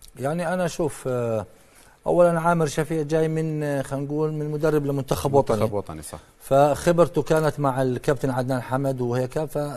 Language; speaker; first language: Arabic; native; Arabic